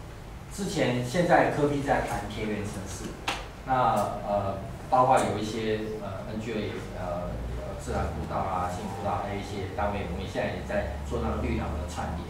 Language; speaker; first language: Chinese; native; Chinese